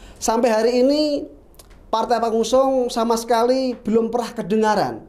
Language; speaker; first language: Indonesian; native; Indonesian